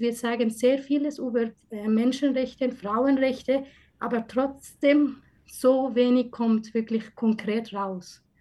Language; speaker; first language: German; non-native, fluent; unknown